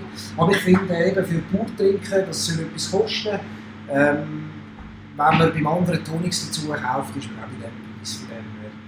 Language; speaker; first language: German; native; German